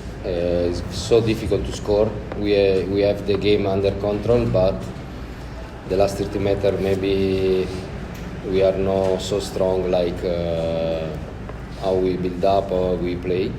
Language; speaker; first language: English; non-native, learner; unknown